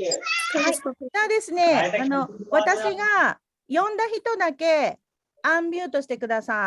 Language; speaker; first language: Japanese; non-native, fluent; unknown